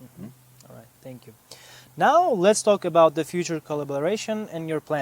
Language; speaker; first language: English; non-native, fluent; Uzbek